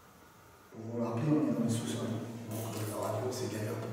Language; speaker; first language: French; native; French